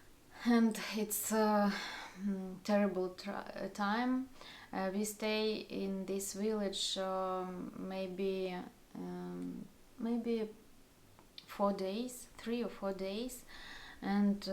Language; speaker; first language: English; non-native, learner; Russian